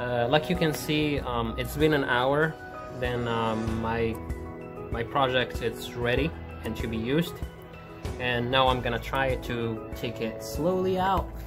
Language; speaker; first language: English; non-native, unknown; Arabic